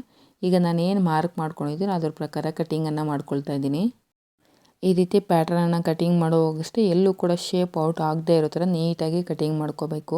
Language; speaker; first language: Kannada; native; Kannada